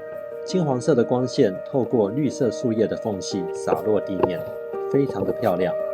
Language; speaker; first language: Chinese; native; Chinese